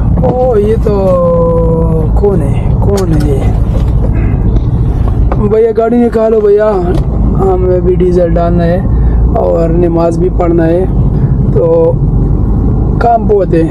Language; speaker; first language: Hindi; non-native, local second language; Pashto